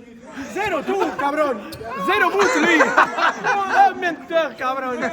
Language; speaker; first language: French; non-native, learner; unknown